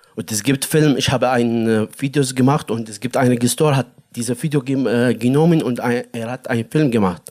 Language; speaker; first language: German; non-native, learner; Arabic